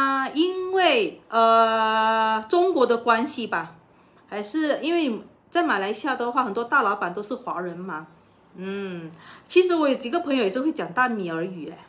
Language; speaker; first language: Chinese; non-native, local second language; Malay